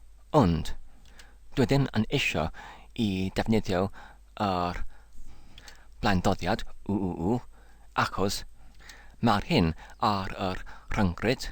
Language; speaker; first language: Welsh; non-native, learner; English